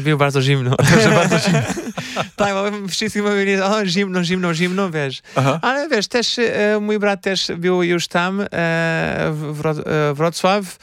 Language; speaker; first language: Polish; non-native, fluent; Portuguese